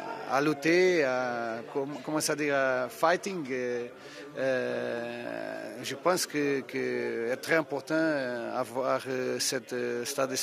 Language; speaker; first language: French; non-native, fluent; Portuguese